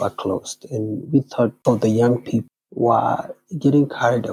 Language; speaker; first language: English; non-native, local second language; Kalenjin